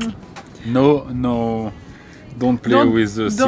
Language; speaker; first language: English; non-native, learner; French